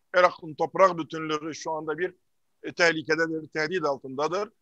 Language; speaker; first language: Turkish; early bilingual, heritage; Arabic